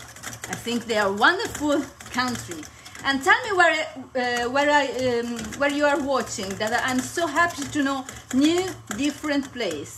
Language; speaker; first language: English; non-native, fluent; Italian